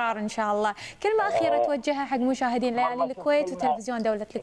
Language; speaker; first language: Arabic; native; Arabic